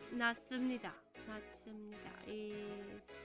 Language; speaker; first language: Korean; non-native, learner; English